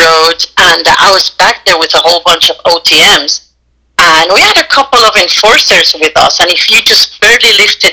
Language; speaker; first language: English; non-native, fluent; Spanish